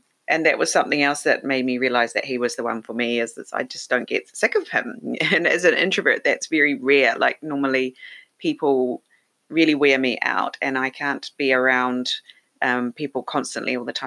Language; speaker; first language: English; native; English